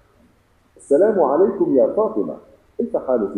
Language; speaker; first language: Arabic; non-native, learner; Indonesian